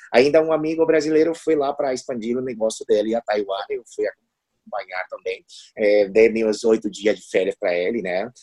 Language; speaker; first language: Portuguese; non-native, fluent; Chinese